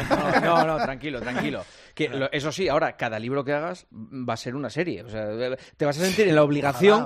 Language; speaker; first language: Spanish; native; Spanish